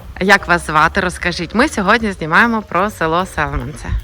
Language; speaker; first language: Ukrainian; native; Ukrainian